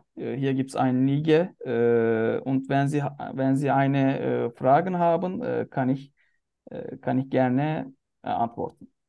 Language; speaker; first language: German; non-native, learner; Turkish